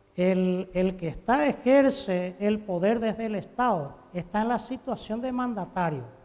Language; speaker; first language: Spanish; non-native, local second language; Guarani